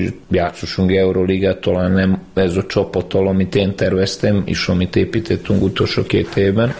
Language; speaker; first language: Hungarian; non-native, fluent; Serbian